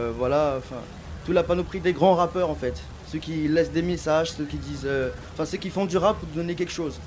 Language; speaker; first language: French; early bilingual, other home language; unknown